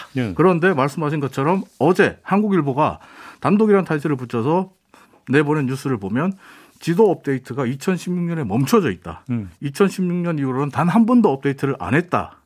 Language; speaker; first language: Korean; native; Korean